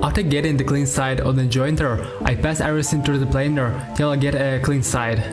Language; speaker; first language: English; non-native, learner; Ukrainian